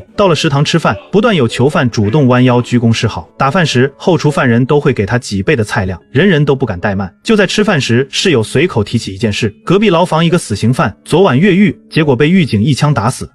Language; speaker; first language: Chinese; native; Chinese